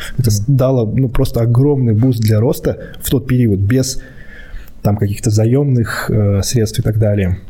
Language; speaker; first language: Russian; native; Russian